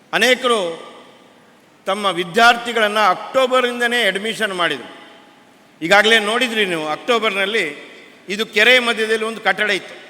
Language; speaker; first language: Kannada; native; Kannada